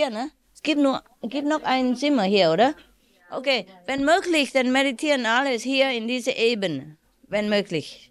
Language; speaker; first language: German; non-native, learner; Vietnamese